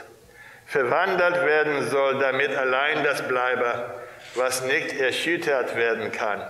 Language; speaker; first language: German; non-native, fluent; English